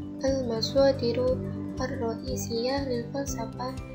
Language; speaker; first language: Arabic; non-native, learner; Indonesian